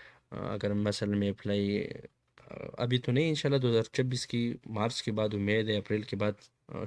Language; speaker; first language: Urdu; non-native, local second language; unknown